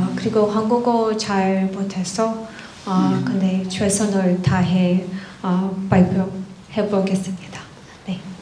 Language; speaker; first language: Korean; non-native, learner; Russian